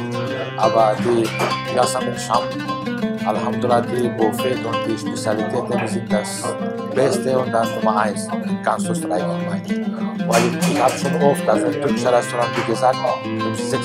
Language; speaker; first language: German; non-native, fluent; Turkish